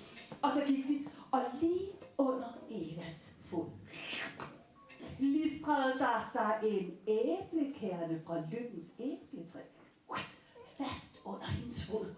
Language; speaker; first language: Danish; native; Danish